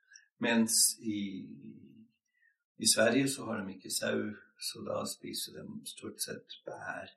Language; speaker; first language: Norwegian; non-native, fluent; English